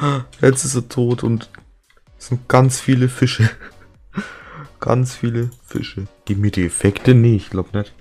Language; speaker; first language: German; native; German